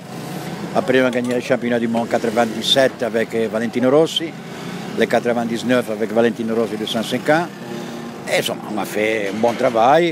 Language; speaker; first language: French; non-native, fluent; Italian